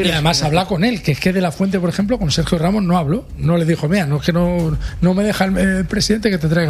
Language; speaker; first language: Spanish; native; Spanish